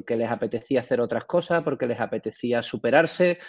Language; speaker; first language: Spanish; native; Spanish